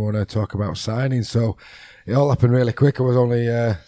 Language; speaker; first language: English; native; English